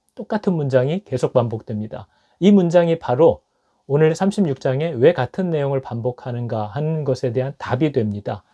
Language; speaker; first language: Korean; native; Korean